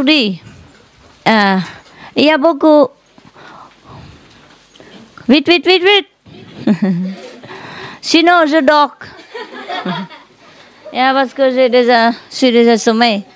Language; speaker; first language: French; non-native, learner; Vietnamese